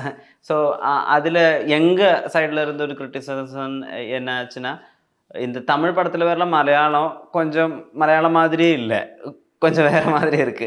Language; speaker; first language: Tamil; non-native, fluent; Malayalam